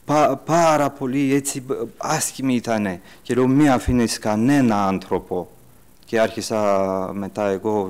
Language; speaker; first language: Greek; early bilingual, heritage; Greek